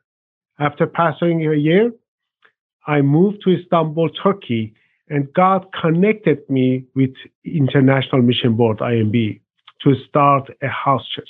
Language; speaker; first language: English; non-native, fluent; Persian